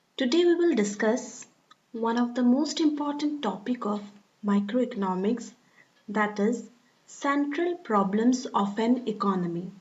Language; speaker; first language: English; non-native, local second language; Assamese